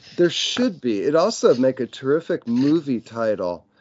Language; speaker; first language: English; native; English